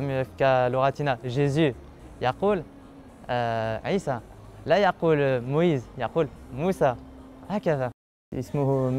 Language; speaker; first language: Arabic; non-native, learner; French